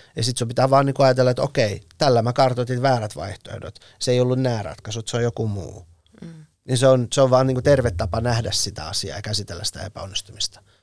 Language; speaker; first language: Finnish; early bilingual, other home language; Persian